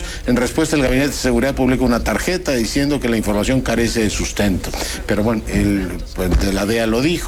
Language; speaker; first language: Spanish; native; Spanish